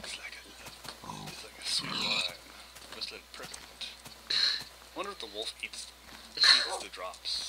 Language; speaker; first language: English; native; English